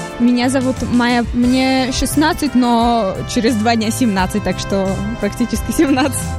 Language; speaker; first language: Russian; early bilingual, heritage; Russian